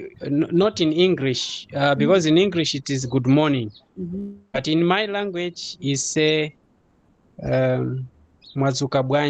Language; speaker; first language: English; non-native, fluent; Nyanja